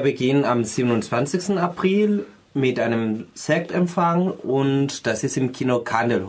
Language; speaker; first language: German; non-native, fluent; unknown